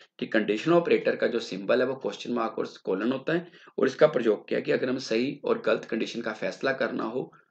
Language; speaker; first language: Hindi; non-native, local second language; Punjabi